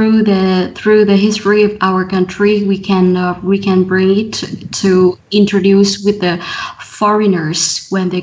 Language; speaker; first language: English; non-native, learner; Vietnamese